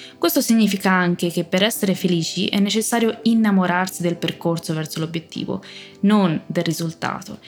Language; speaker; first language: Italian; native; Italian